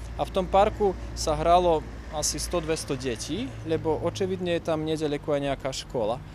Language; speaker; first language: Slovak; native; Slovak